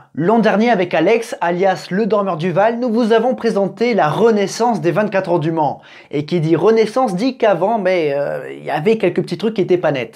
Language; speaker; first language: French; native; French